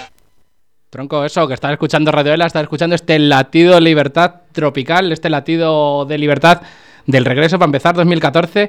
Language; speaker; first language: Spanish; native; Spanish